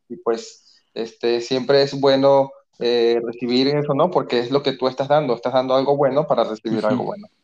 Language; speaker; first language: Spanish; native; Spanish